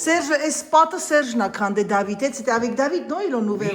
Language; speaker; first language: French; non-native, learner; Armenian